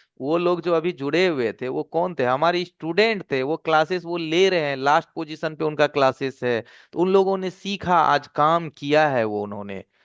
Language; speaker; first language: Hindi; native; Hindi